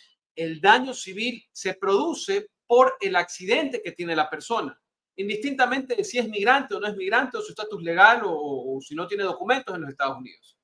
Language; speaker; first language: Spanish; native; Spanish